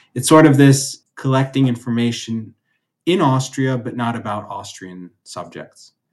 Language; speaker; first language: English; native; English